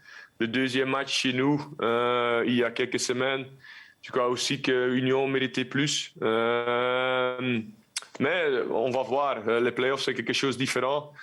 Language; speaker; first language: French; non-native, local second language; Dutch